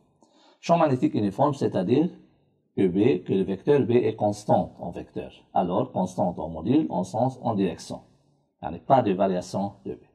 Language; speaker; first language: French; non-native, local second language; Arabic